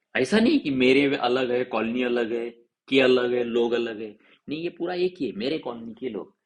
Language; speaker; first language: Hindi; non-native, local second language; Marathi